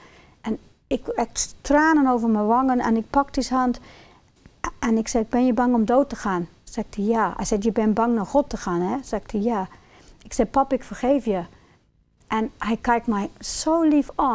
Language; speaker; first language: Dutch; non-native, fluent; English